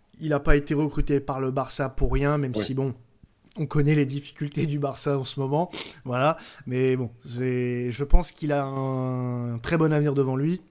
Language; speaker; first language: French; native; French